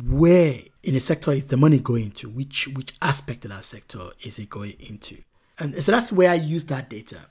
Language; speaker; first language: English; non-native, local second language; Yoruba